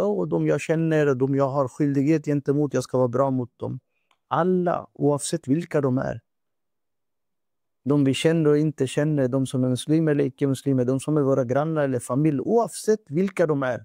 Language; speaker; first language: Swedish; non-native, fluent; Urdu